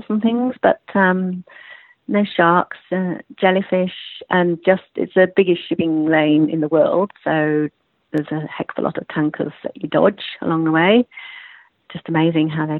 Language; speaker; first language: English; native; English